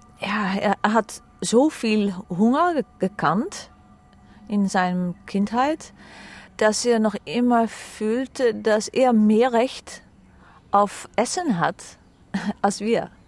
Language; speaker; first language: German; non-native, fluent; Dutch